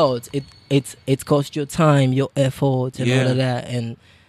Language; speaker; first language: English; non-native, local second language; Krio